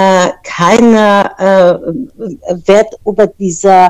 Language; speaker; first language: German; non-native, fluent; Persian